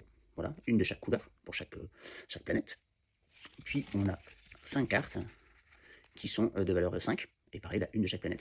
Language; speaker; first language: French; native; French